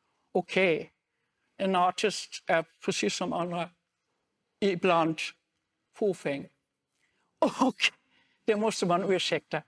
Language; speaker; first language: Swedish; non-native, fluent; German